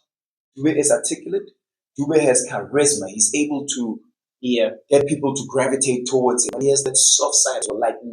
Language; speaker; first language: English; non-native, local second language; Tswana